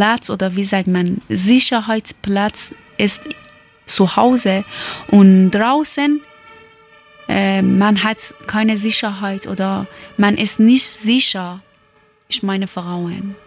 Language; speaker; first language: German; non-native, learner; Persian